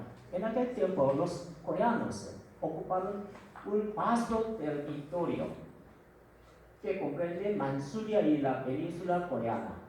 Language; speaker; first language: Spanish; non-native, fluent; Korean